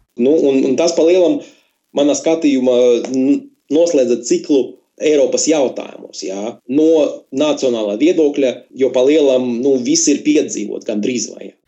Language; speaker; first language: Latvian; non-native, local second language; Russian